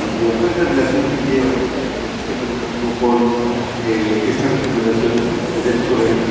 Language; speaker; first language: Spanish; native; Spanish